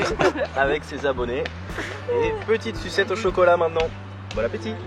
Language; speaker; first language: French; native; French